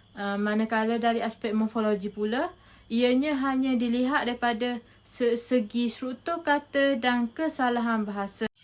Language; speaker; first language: Malay; native; Malay